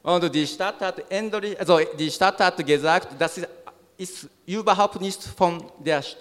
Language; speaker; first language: German; non-native, learner; Japanese